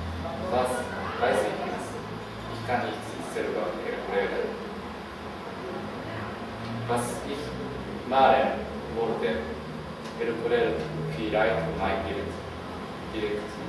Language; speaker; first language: German; non-native, learner; Japanese